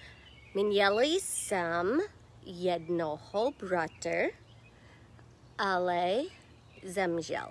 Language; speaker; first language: Czech; non-native, learner; English